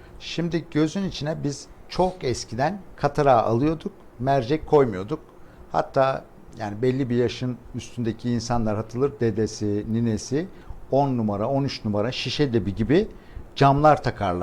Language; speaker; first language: Turkish; native; Turkish